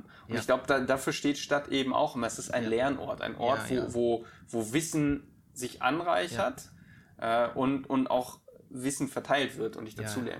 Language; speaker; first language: German; native; German